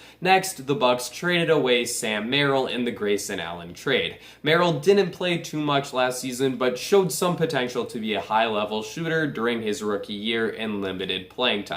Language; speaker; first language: English; native; English